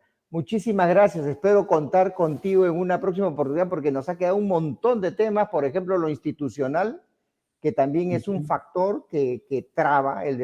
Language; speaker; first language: Spanish; native; Spanish